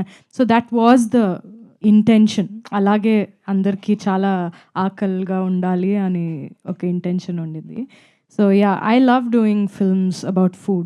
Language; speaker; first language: Telugu; non-native, fluent; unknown